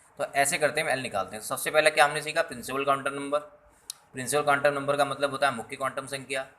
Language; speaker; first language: Hindi; native; Hindi